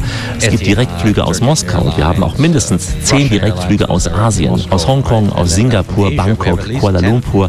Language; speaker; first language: German; native; German